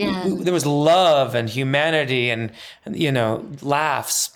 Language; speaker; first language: English; early bilingual, other home language; Persian